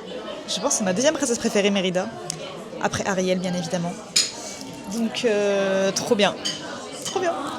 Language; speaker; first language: French; native; French